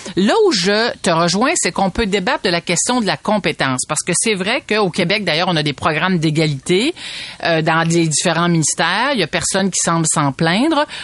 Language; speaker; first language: French; native; French